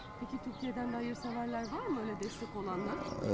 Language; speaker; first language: Turkish; native; Turkish